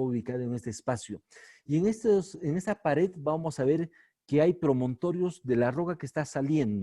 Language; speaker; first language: Spanish; native; Spanish